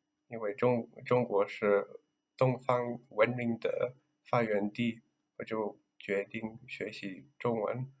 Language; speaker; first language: Chinese; non-native, learner; English